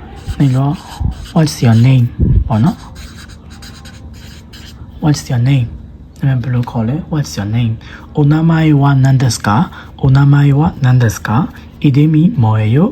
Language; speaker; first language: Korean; non-native, learner; Burmese